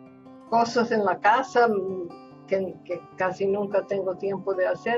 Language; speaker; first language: Spanish; non-native, fluent; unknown